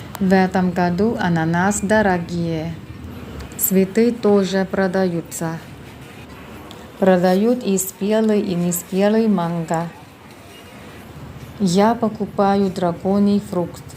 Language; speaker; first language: Russian; non-native, fluent; Thai